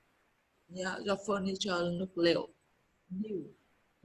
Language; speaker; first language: English; non-native, learner; Vietnamese